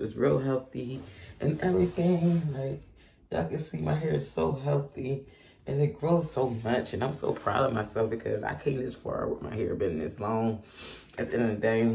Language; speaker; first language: English; native; English